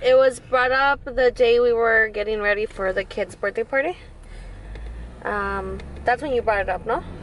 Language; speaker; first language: English; early bilingual, other home language; Spanish